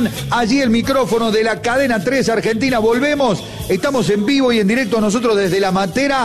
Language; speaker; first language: Spanish; native; Spanish